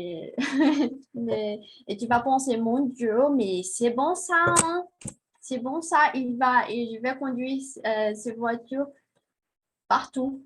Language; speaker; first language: French; non-native, learner; Portuguese